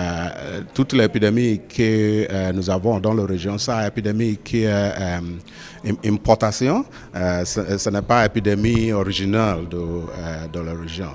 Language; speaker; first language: French; non-native, learner; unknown